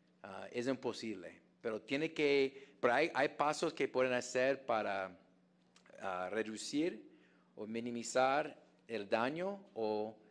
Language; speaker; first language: Spanish; non-native, fluent; English